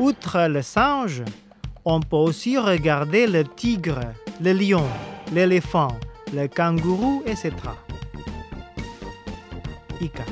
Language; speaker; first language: French; non-native, fluent; Indonesian